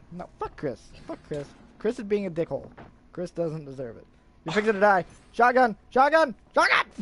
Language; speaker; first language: English; native; English